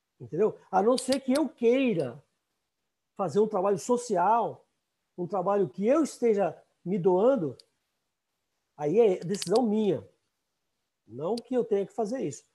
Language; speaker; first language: Portuguese; native; Portuguese